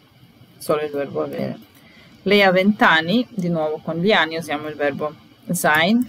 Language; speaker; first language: Italian; non-native, fluent; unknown